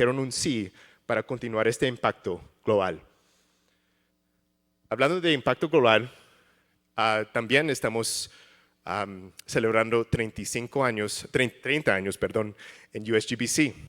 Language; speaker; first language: Spanish; early bilingual, heritage; English